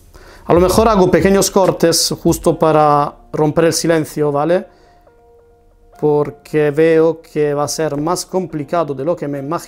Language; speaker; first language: Spanish; non-native, fluent; Italian